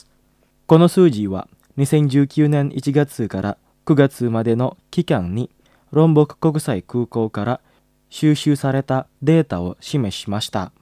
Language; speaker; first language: Japanese; non-native, fluent; Indonesian